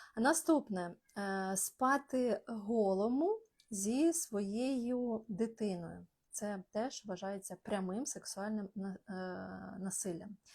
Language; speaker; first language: Ukrainian; non-native, local second language; Russian